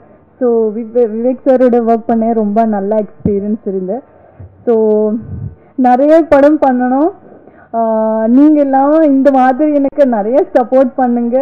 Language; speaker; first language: Tamil; non-native, learner; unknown